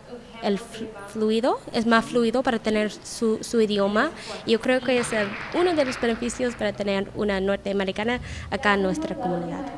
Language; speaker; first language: Spanish; non-native, learner; English